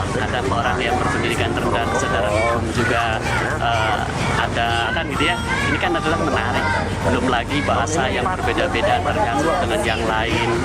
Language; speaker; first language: Indonesian; native; Indonesian